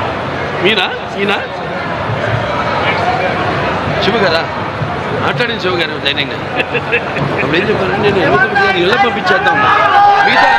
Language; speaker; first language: Telugu; native; Telugu